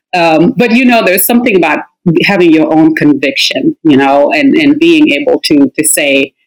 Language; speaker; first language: English; non-native, fluent; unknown